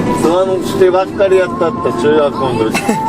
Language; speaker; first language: Japanese; native; Japanese